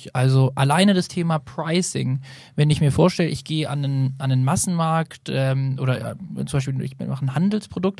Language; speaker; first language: German; native; German